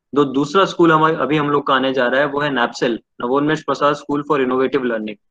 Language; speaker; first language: Hindi; non-native, local second language; Odia